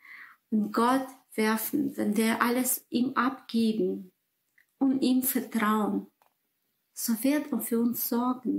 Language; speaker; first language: German; non-native, fluent; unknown